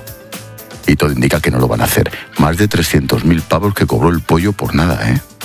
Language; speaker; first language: Spanish; native; Spanish